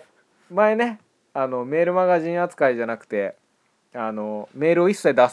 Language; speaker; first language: Japanese; native; Japanese